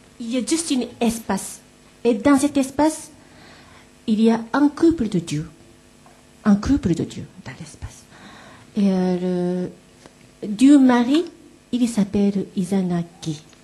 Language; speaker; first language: French; non-native, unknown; Japanese